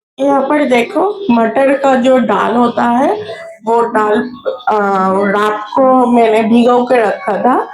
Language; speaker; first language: Hindi; non-native, local second language; Bangla